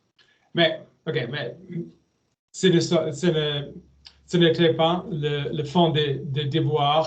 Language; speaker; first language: French; non-native, learner; German